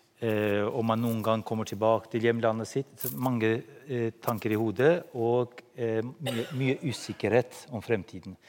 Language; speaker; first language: Norwegian; non-native, fluent; Albanian